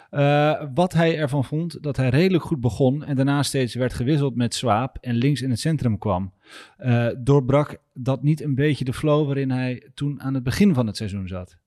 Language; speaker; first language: Dutch; native; Dutch